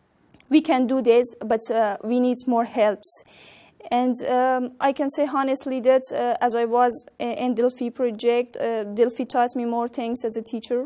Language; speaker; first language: English; non-native, learner; Persian